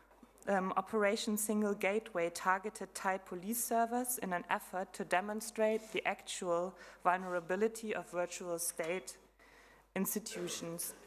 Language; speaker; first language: English; non-native, fluent; German